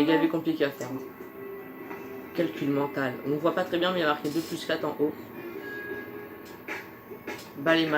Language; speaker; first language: French; native; French